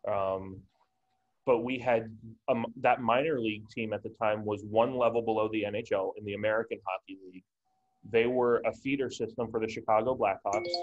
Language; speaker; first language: English; native; English